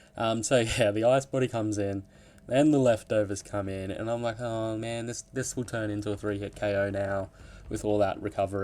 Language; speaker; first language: English; native; English